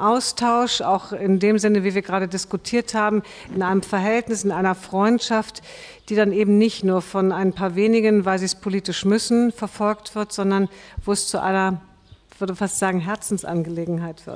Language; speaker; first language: German; native; German